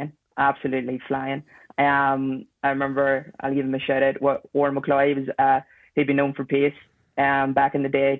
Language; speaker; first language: English; native; English